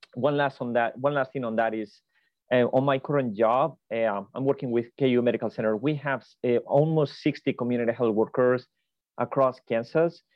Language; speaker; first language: English; non-native, fluent; Spanish